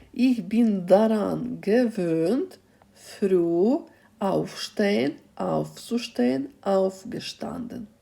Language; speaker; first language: German; non-native, fluent; Ukrainian